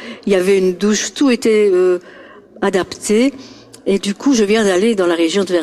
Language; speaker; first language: French; native; French